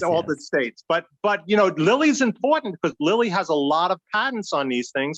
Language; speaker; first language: English; native; English